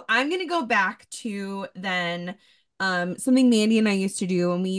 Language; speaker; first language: English; native; English